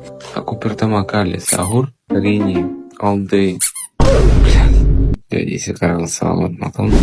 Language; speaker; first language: Indonesian; non-native, learner; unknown